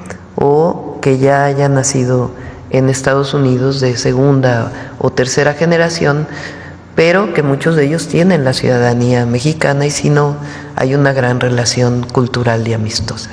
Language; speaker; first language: Spanish; native; Spanish